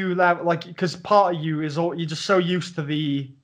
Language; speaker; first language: English; native; English